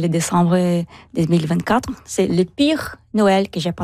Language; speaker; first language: French; non-native, learner; Portuguese